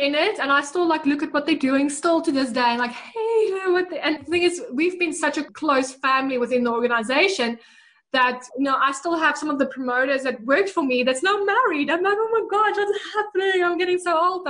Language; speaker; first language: English; non-native, local second language; Afrikaans